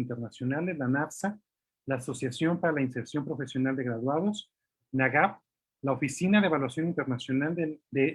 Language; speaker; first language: Spanish; native; Spanish